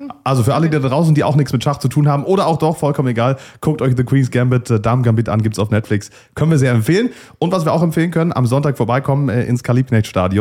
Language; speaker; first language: German; native; German